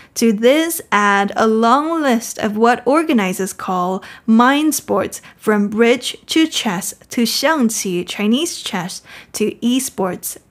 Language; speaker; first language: English; non-native, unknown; Chinese